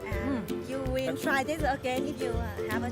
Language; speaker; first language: English; non-native, learner; Vietnamese